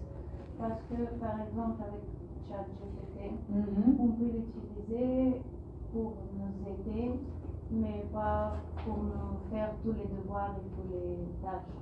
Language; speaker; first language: French; non-native, learner; Bulgarian